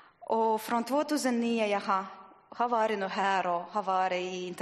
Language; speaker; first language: Swedish; non-native, fluent; Russian